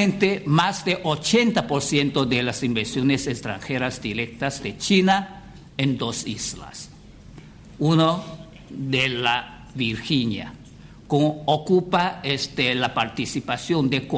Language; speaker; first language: Spanish; non-native, fluent; Chinese